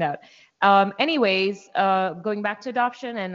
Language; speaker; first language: English; non-native, local second language; Hindi